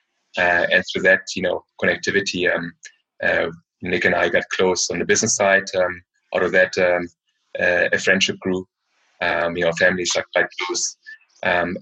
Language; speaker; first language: English; non-native, fluent; German